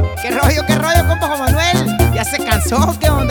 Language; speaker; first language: Spanish; native; Spanish